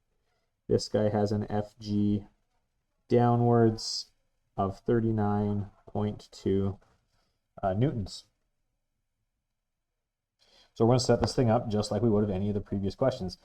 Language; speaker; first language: English; native; English